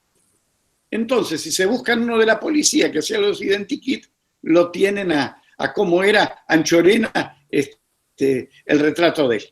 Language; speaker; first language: Spanish; native; Spanish